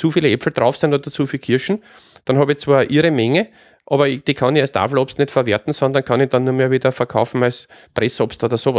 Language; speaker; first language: German; native; German